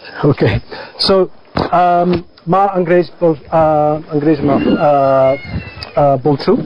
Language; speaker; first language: Nepali; non-native, learner; English